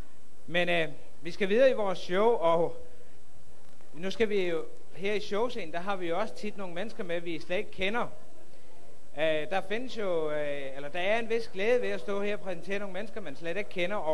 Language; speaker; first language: Danish; native; Danish